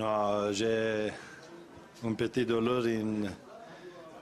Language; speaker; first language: French; non-native, learner; Swedish